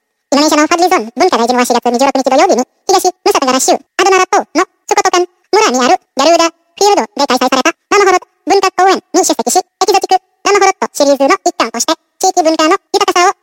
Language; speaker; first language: Japanese; non-native, fluent; Indonesian